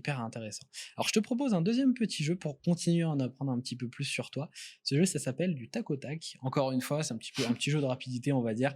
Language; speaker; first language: French; native; French